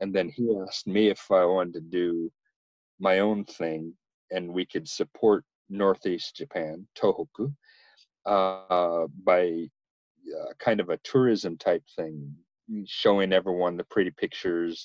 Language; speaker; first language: English; native; English